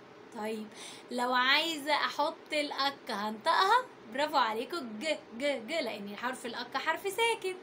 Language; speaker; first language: Arabic; native; Arabic